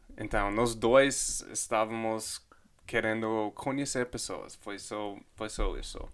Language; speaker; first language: Portuguese; non-native, fluent; English